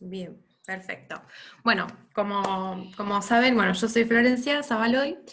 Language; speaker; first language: Spanish; native; Spanish